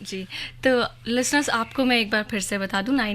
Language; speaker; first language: Hindi; native; Hindi